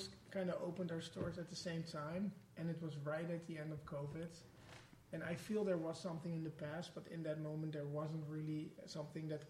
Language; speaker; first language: English; non-native, fluent; Dutch